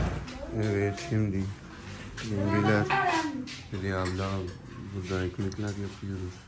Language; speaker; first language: Turkish; non-native, learner; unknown